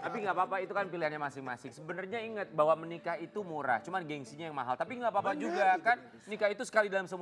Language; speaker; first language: Indonesian; native; Indonesian